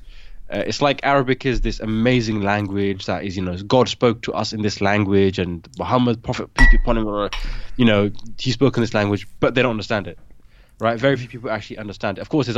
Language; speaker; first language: English; native; English